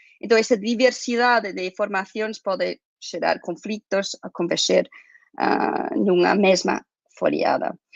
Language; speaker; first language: Galician; non-native, fluent; English